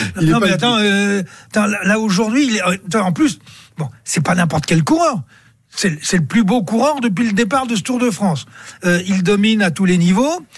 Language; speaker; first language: French; native; French